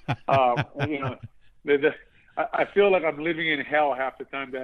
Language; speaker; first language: English; native; English